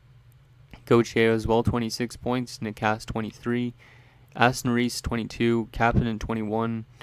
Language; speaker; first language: English; native; English